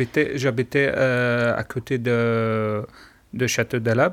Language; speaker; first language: French; non-native, learner; Arabic